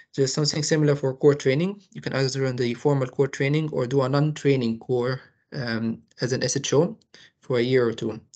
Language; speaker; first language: English; non-native, fluent; Arabic